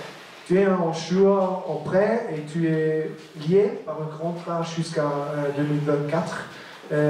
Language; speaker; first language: French; non-native, local second language; German